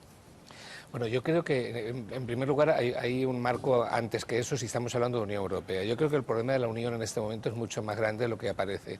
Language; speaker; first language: Spanish; native; Spanish